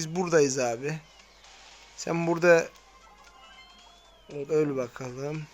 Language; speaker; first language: Turkish; native; Turkish